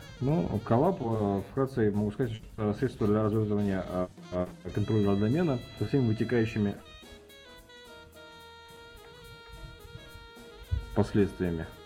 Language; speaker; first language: Russian; native; Russian